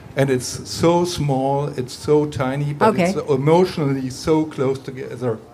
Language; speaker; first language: English; non-native, fluent; German